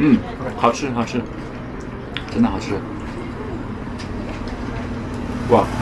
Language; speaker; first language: Chinese; non-native, fluent; English